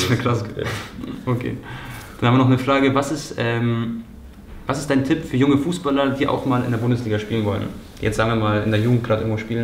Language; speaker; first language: German; native; German